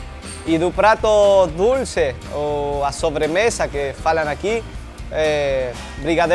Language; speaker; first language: Portuguese; non-native, learner; Spanish